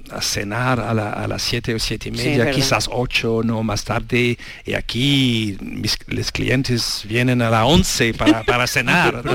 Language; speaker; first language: Spanish; non-native, learner; French